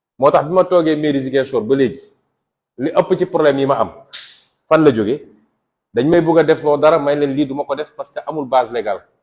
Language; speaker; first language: Wolof; non-native, local second language; Jola-Fonyi